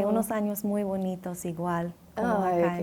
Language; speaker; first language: Spanish; non-native, fluent; English